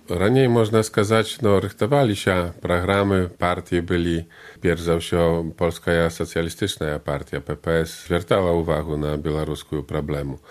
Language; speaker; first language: Belarusian; non-native, local second language; Polish